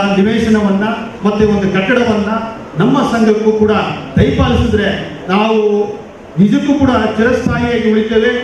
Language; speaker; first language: Kannada; native; Kannada